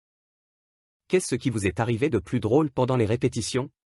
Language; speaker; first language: French; native; French